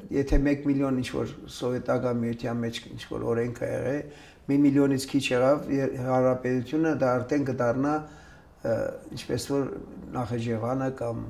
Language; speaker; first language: Armenian; early bilingual, other home language; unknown